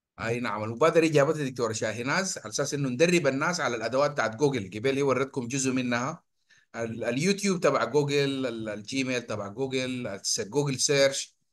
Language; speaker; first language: Arabic; native; Arabic